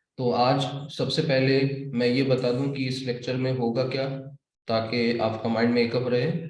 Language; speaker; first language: Urdu; native; Urdu